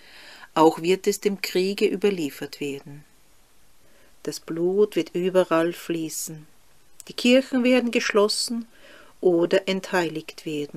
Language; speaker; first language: German; native; German